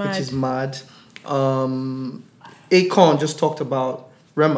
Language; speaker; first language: English; non-native, local second language; Yoruba